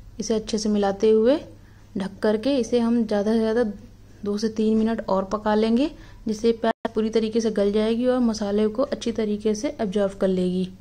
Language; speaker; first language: Hindi; native; Hindi